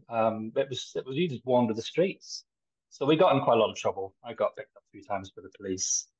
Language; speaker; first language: English; native; English